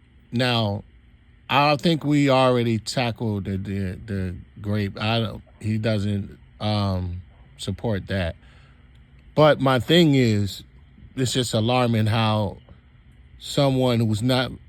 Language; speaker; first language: English; native; English